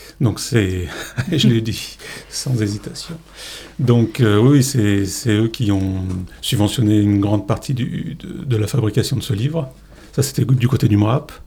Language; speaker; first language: French; native; French